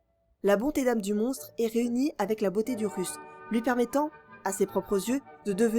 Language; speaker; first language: French; native; French